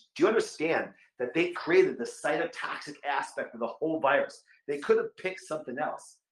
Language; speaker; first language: English; native; English